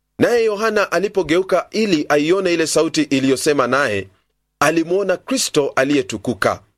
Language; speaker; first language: Swahili; non-native, local second language; Luyia